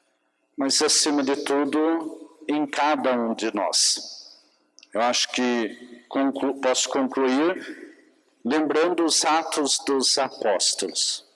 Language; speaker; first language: Portuguese; native; Portuguese